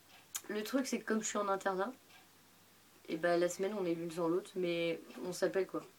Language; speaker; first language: French; native; French